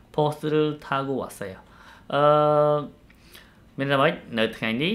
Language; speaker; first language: Korean; non-native, fluent; Khmer